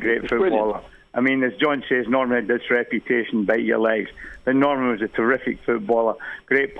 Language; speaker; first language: English; native; English